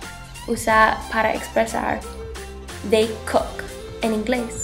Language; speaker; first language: Spanish; non-native, learner; English